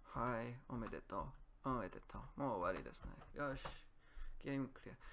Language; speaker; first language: Japanese; non-native, learner; Polish